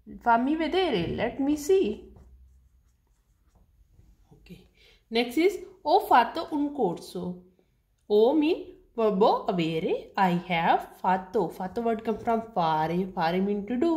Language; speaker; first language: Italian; non-native, learner; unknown